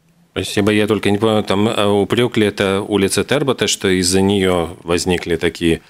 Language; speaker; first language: Russian; native; Russian